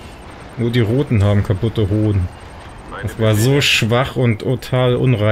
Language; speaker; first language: German; native; German